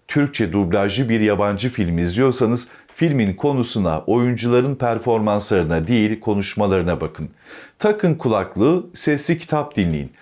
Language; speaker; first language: Turkish; native; Turkish